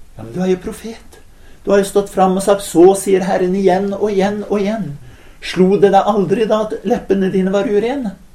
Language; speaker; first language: Norwegian; native; Norwegian